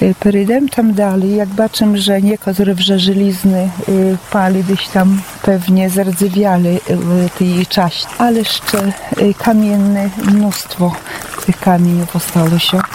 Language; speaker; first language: Polish; non-native, local second language; Belarusian